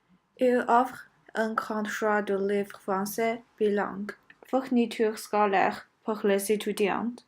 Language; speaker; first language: French; non-native, learner; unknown